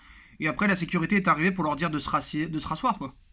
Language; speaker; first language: French; native; French